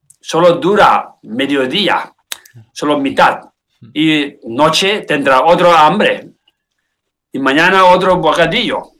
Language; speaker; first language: Spanish; non-native, learner; Tibetan